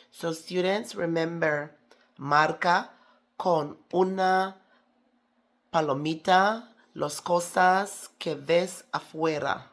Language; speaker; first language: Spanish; non-native, learner; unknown